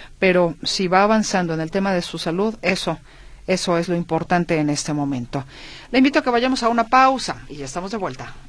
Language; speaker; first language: Spanish; native; Spanish